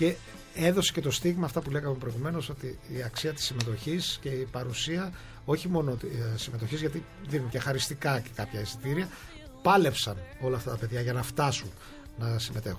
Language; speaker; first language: Greek; native; Greek